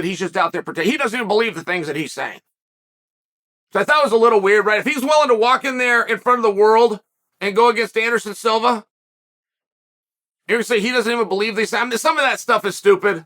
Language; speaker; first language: English; native; English